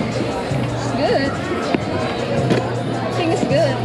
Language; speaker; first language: English; non-native, learner; Indonesian